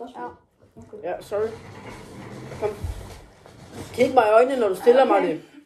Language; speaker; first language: Danish; native; Danish